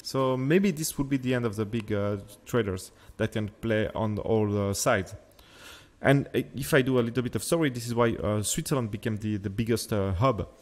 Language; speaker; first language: English; non-native, fluent; French